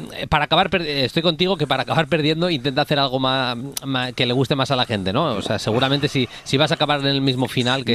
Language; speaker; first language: Spanish; native; Spanish